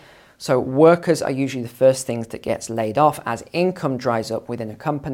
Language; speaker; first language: English; native; English